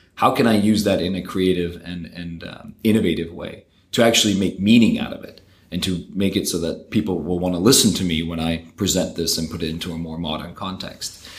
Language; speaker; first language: English; early bilingual, other home language; Danish